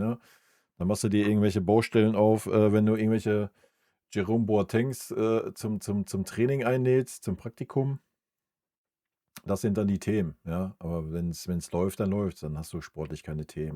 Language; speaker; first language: German; native; German